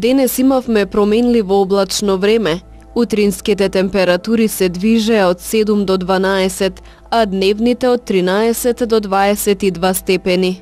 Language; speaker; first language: Macedonian; native; Macedonian